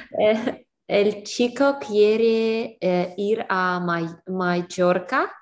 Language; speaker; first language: Spanish; non-native, learner; English